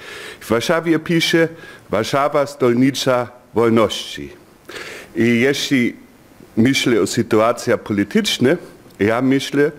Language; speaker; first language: Polish; non-native, fluent; German